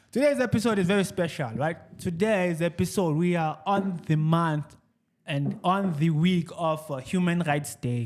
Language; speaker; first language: English; non-native, local second language; Zulu